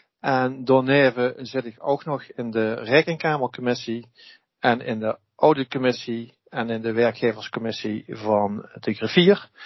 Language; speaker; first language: Dutch; native; Dutch